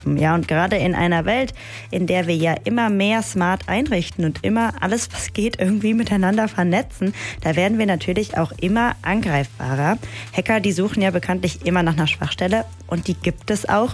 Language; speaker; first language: German; native; German